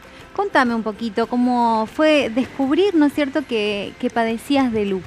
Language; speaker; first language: Spanish; native; Spanish